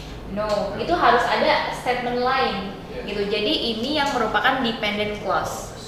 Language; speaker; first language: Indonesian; native; Indonesian